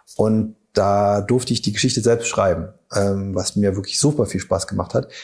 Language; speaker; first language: German; native; German